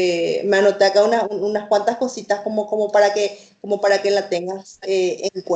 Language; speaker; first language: Spanish; native; Spanish